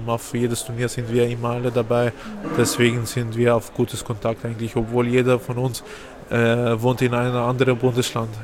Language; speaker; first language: German; non-native, fluent; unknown